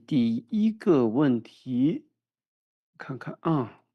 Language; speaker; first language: Chinese; native; Chinese